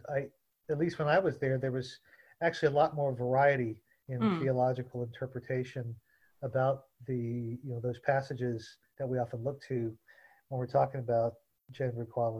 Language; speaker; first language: English; native; English